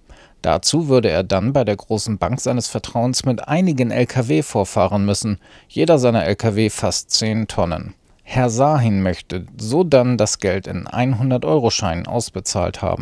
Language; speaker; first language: German; native; German